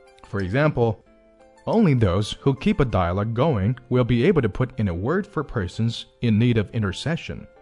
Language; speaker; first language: English; non-native, fluent; Chinese